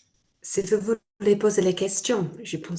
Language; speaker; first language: French; non-native, fluent; English